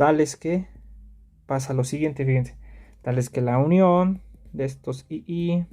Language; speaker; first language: Spanish; native; Spanish